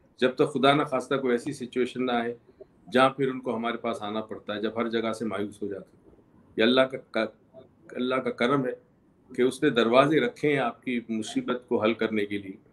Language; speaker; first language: Urdu; native; Urdu